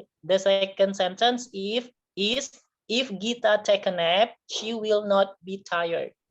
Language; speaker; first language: English; non-native, learner; Indonesian